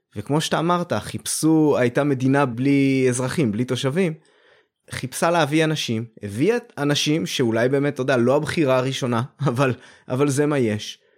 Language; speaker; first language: Hebrew; native; Hebrew